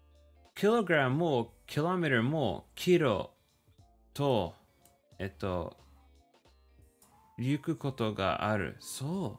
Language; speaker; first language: Japanese; non-native, learner; English